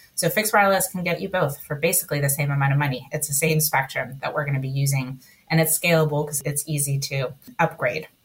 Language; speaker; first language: English; early bilingual, other home language; Spanish